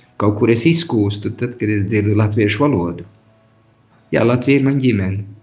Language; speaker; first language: Latvian; early bilingual, heritage; Latvian